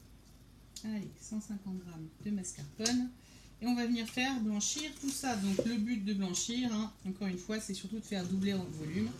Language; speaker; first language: French; native; French